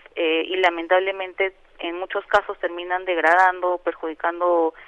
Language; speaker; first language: Spanish; native; Spanish